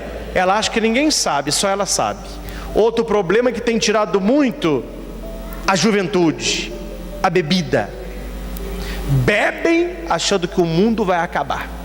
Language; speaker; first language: Portuguese; native; Portuguese